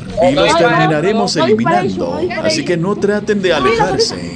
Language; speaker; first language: Spanish; native; Spanish